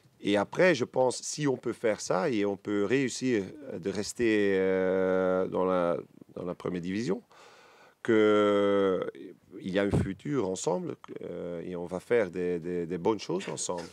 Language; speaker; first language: French; non-native, learner; Dutch